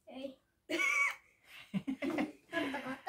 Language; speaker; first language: Finnish; native; Finnish